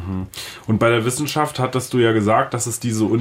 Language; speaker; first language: German; native; German